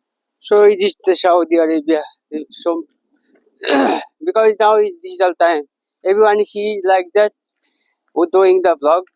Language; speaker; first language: English; non-native, learner; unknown